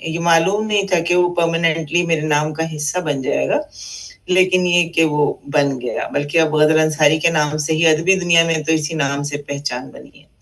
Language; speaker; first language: Urdu; native; Urdu